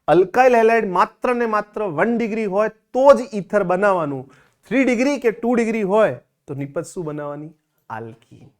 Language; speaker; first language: Hindi; non-native, local second language; Gujarati